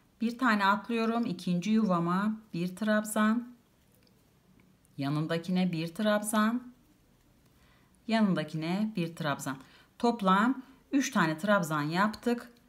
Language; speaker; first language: Turkish; native; Turkish